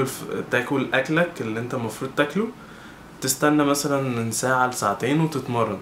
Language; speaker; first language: Arabic; native; Arabic